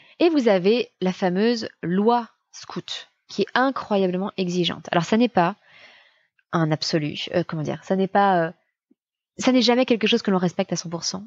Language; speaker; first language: French; native; French